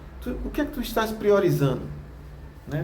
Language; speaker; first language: Portuguese; native; Portuguese